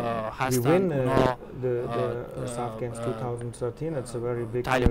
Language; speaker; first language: English; non-native, fluent; German